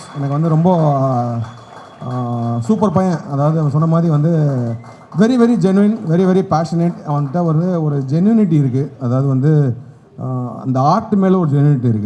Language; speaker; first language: Tamil; native; Tamil